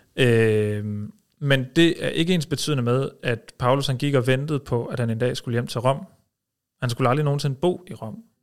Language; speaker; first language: Danish; early bilingual, heritage; Danish